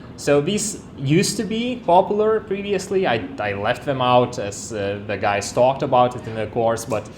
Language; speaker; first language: English; non-native, fluent; Lithuanian